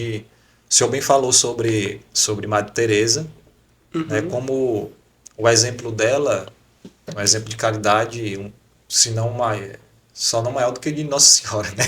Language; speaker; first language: Portuguese; native; Portuguese